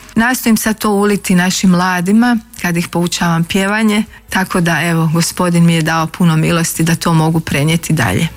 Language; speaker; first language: Croatian; native; Croatian